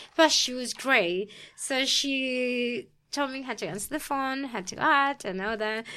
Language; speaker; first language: English; early bilingual, other home language; Spanish